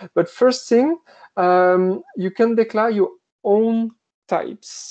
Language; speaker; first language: English; non-native, fluent; French